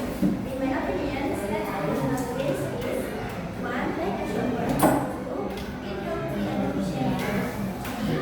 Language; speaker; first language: English; non-native, learner; Indonesian